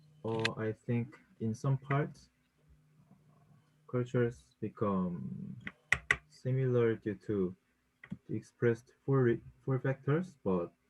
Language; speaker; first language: English; non-native, learner; Korean